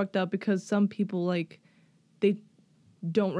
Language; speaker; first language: English; non-native, fluent; Swedish